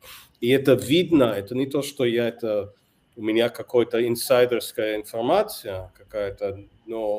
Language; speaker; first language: Russian; non-native, fluent; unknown